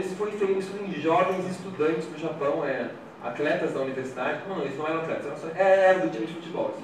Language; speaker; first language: Portuguese; native; Portuguese